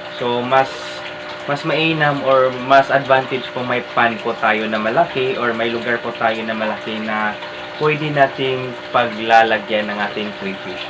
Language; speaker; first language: Filipino; non-native, local second language; Cebuano